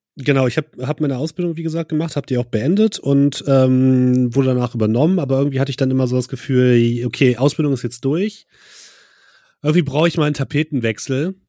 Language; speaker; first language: German; native; German